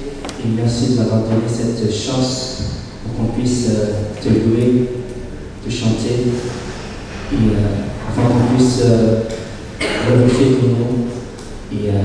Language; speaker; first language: French; non-native, fluent; Chinese